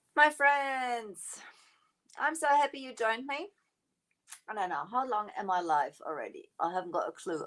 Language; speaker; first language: English; non-native, fluent; German